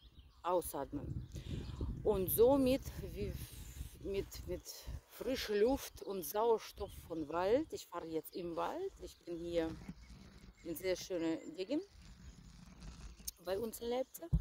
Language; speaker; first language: German; non-native, fluent; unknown